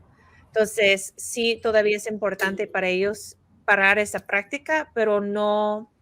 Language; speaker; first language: Spanish; non-native, fluent; English